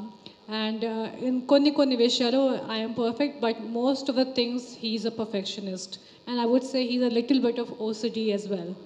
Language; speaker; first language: Telugu; non-native, local second language; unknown